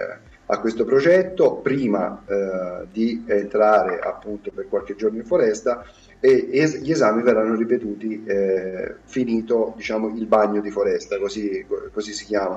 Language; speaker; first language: Italian; native; Italian